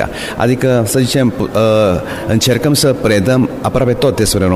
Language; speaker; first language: Romanian; non-native, fluent; Korean